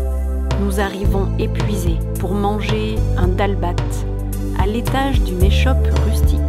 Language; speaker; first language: French; native; French